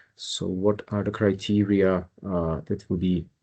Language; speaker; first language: English; non-native, fluent; Slovak